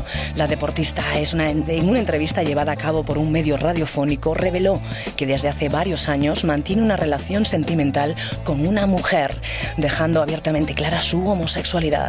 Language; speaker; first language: Spanish; native; Spanish